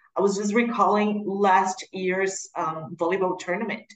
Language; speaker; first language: English; non-native, fluent; Portuguese